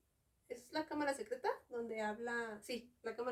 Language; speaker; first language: Spanish; native; Spanish